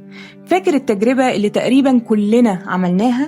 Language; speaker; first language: Arabic; native; Arabic